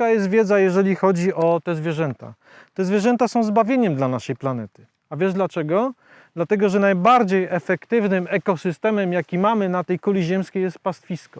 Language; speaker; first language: Polish; native; Polish